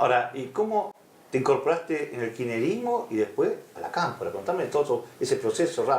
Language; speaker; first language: Spanish; native; Spanish